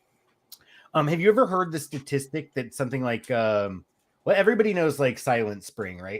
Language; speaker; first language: English; native; English